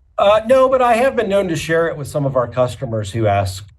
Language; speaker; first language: English; native; English